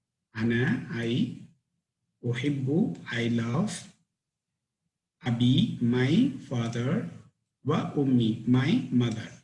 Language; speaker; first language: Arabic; non-native, fluent; Tamil